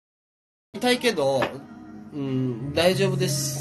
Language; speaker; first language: Japanese; non-native, fluent; Korean